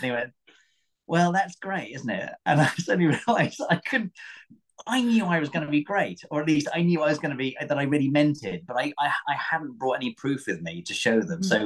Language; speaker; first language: English; native; English